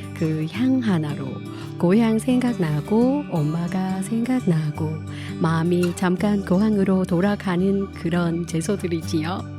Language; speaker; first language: Korean; non-native, fluent; Vietnamese